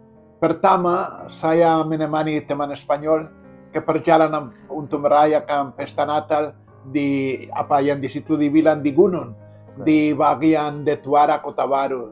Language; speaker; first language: Indonesian; non-native, fluent; Spanish